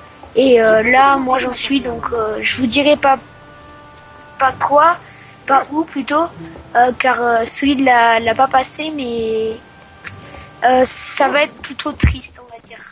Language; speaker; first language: French; native; French